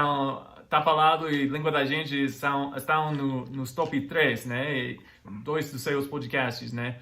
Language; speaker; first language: Portuguese; non-native, fluent; English